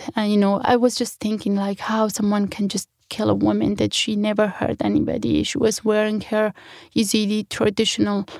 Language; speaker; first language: English; non-native, fluent; Kurdish